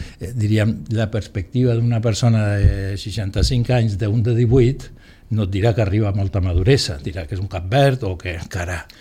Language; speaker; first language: Catalan; non-native, local second language; Spanish